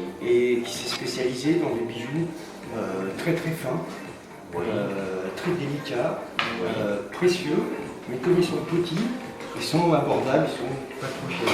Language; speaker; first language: French; native; French